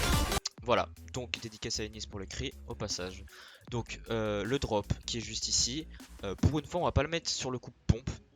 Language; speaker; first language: French; native; French